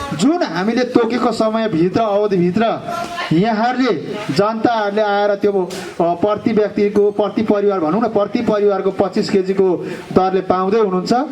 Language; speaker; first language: Nepali; native; Nepali